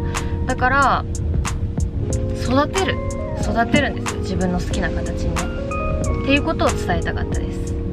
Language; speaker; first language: Japanese; native; Japanese